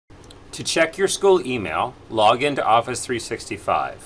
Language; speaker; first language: English; native; English